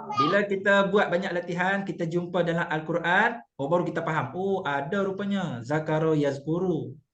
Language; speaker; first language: Malay; native; Malay